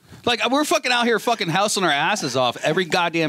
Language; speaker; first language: English; native; English